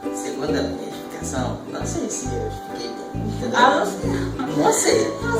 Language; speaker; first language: Portuguese; non-native, local second language; Haitian Creole